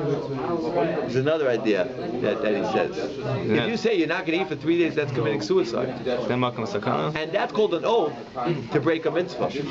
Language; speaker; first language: English; native; English